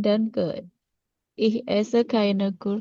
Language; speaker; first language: German; non-native, learner; Indonesian